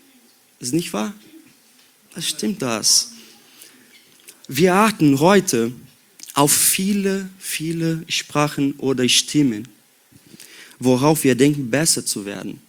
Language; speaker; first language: German; non-native, learner; Portuguese